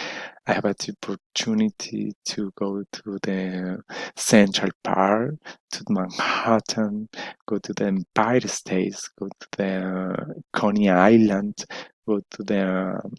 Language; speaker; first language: English; non-native, learner; Spanish